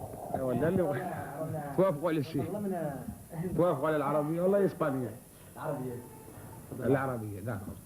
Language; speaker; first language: Arabic; native; Arabic